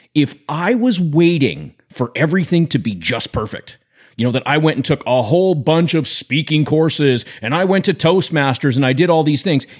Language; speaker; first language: English; native; English